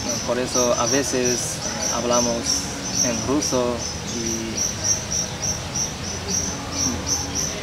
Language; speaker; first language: Spanish; non-native, learner; Uzbek